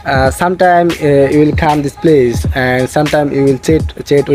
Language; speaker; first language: English; non-native, learner; Bangla